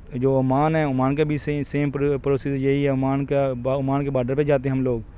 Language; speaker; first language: Urdu; non-native, local second language; Punjabi